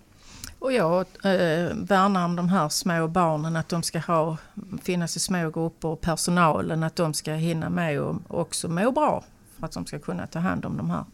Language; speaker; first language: Swedish; native; Swedish